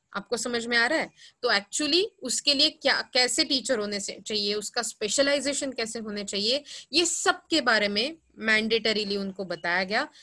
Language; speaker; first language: Hindi; non-native, local second language; Marathi